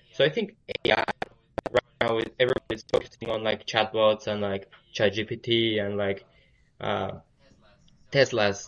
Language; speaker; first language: English; early bilingual, other home language; Spanish